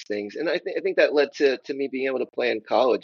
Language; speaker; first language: English; native; English